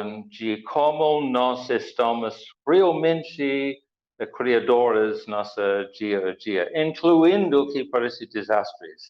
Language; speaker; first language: Portuguese; non-native, learner; English